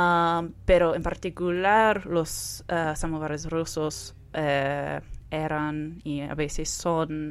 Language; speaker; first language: Spanish; non-native, fluent; English